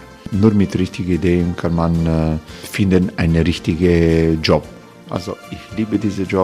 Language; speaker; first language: German; non-native, learner; Croatian